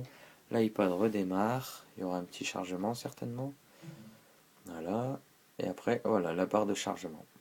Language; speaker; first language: French; native; French